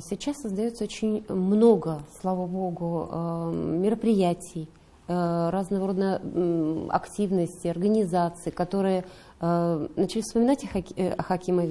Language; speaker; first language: Russian; native; Russian